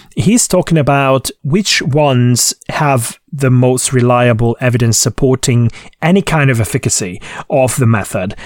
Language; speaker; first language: English; non-native, fluent; Hungarian